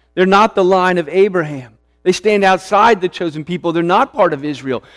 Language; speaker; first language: English; early bilingual, other home language; Swedish